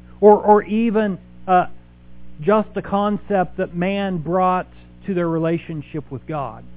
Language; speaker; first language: English; native; English